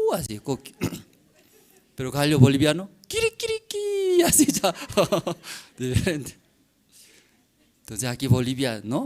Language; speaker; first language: Spanish; non-native, learner; Korean